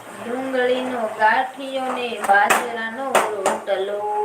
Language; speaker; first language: Gujarati; native; Gujarati